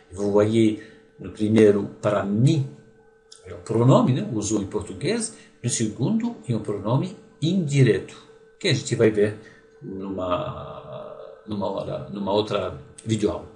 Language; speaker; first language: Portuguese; non-native, fluent; French